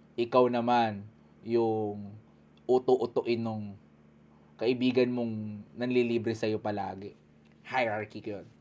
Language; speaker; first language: Filipino; native; Filipino